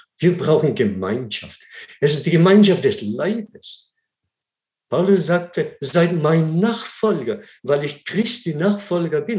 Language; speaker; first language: German; non-native, fluent; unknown